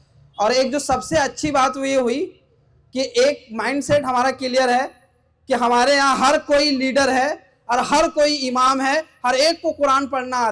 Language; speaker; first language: Hindi; native; Hindi